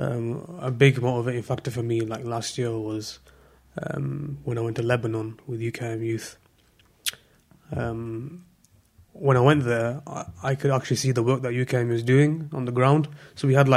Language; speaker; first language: English; native; English